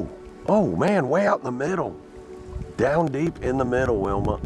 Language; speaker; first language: English; native; English